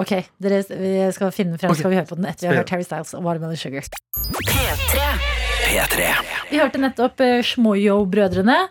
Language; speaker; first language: Norwegian; native; Norwegian